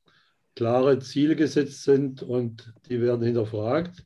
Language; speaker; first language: German; native; German